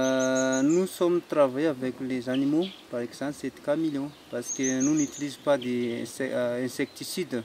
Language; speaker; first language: French; non-native, local second language; Malagasy